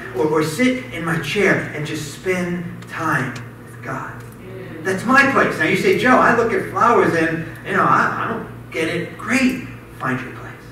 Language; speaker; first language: English; native; English